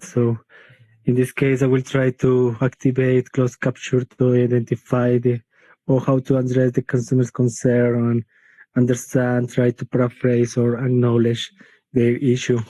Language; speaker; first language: English; non-native, learner; Spanish